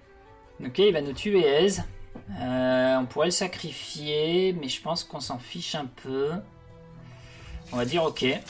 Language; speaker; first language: French; native; French